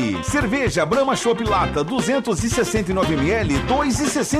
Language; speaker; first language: Portuguese; native; Portuguese